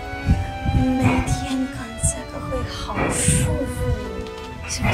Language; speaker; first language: Chinese; non-native, learner; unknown